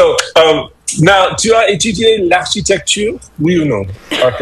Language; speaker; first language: French; non-native, fluent; English